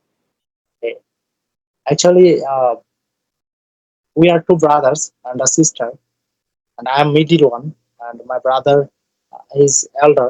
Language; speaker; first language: English; non-native, learner; Bangla